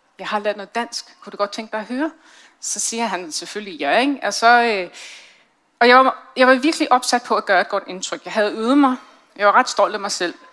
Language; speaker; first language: Danish; non-native, fluent; English